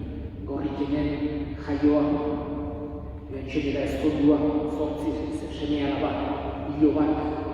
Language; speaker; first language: Basque; native; Basque